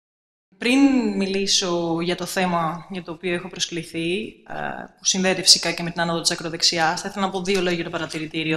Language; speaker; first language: Greek; native; Greek